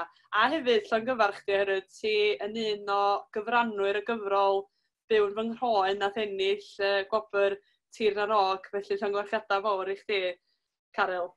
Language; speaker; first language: Welsh; native; Welsh